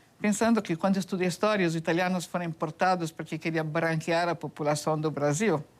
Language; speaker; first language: Portuguese; non-native, fluent; Italian